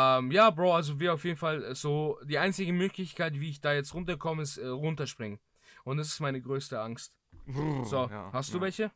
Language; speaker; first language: German; early bilingual, other home language; Greek